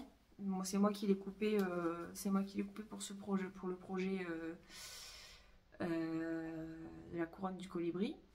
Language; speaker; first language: French; native; French